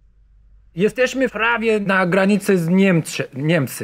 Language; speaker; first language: Polish; non-native, learner; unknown